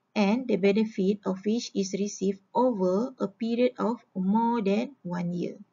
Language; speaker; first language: English; non-native, local second language; Malay